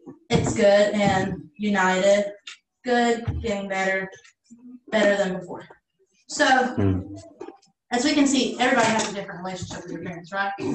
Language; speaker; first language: English; early bilingual, other home language; Spanish